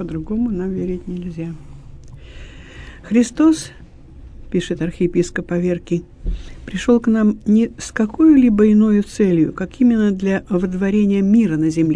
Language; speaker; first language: Russian; native; Russian